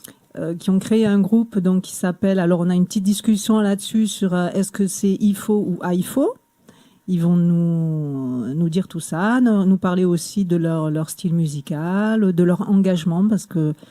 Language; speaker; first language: French; native; French